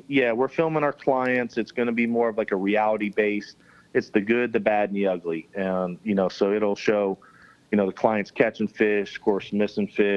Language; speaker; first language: English; native; English